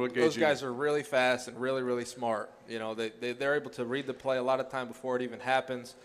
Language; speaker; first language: English; early bilingual, other home language; Greek